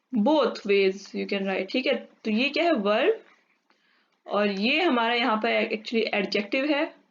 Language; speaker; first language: Hindi; native; Hindi